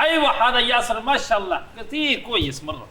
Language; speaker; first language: Arabic; non-native, learner; Punjabi